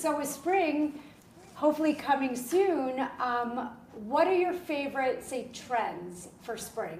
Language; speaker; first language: English; native; English